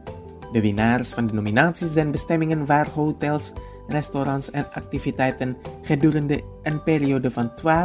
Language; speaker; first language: Dutch; non-native, fluent; Indonesian